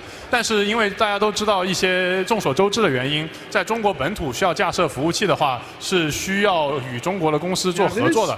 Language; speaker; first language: Chinese; native; Chinese